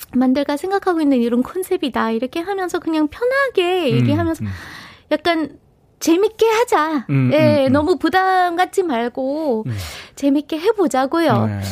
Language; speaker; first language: Korean; non-native, fluent; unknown